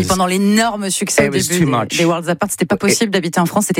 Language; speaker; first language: French; native; French